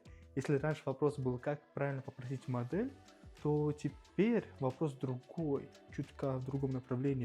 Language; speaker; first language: Russian; native; Russian